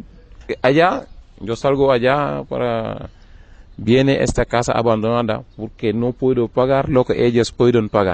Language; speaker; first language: Spanish; non-native, learner; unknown